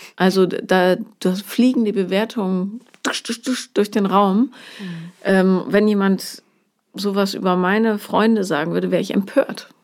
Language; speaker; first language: German; native; German